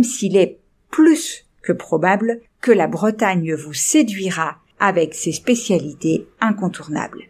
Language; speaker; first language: French; native; French